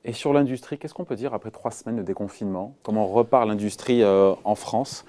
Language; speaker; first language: French; native; French